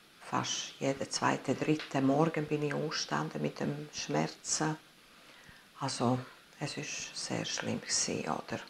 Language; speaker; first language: German; non-native, fluent; Italian